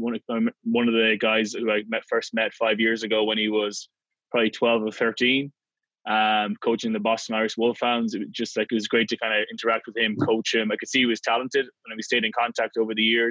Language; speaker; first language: English; native; English